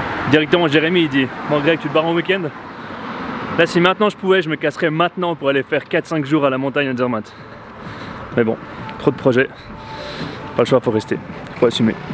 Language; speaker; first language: French; native; French